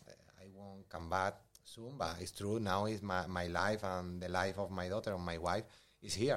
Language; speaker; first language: English; non-native, learner; Spanish